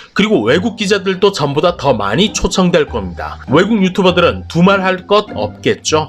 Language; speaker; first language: Korean; native; Korean